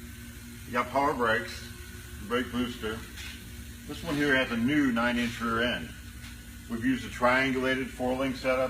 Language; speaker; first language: English; native; English